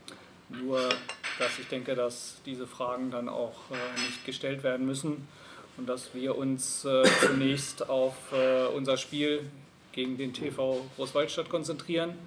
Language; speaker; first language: German; native; German